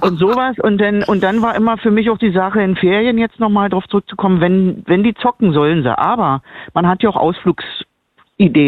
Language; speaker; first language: German; native; German